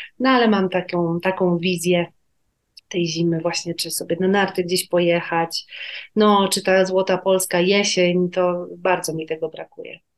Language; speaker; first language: Polish; native; Polish